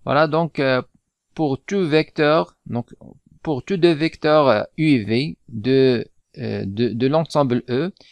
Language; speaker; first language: French; non-native, local second language; Arabic